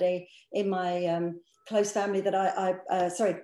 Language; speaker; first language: English; native; English